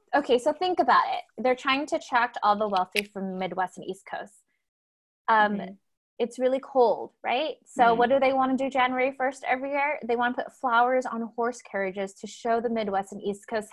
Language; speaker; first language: English; native; English